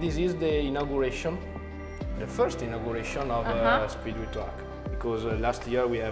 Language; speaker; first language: English; non-native, learner; Italian